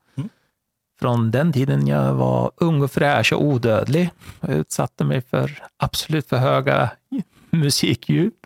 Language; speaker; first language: Swedish; non-native, fluent; Persian